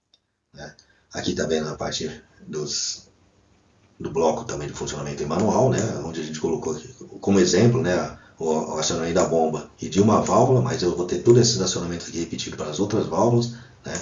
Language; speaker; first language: Portuguese; native; Portuguese